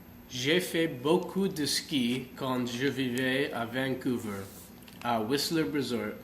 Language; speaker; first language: French; non-native, learner; English